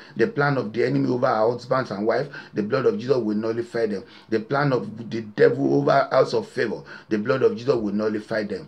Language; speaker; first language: English; non-native, local second language; Yoruba